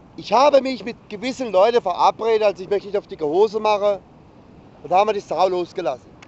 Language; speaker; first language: German; early bilingual, other home language; Italian